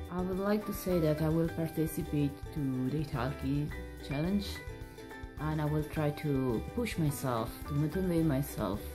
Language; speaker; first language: English; non-native, learner; Italian